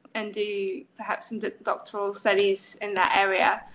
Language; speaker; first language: English; non-native, fluent; French